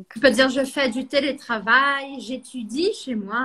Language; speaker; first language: French; non-native, fluent; Portuguese